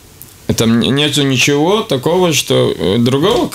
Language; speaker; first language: Russian; non-native, local second language; Latvian